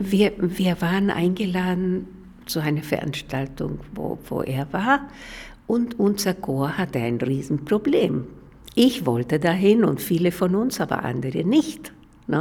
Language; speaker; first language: German; non-native, fluent; Spanish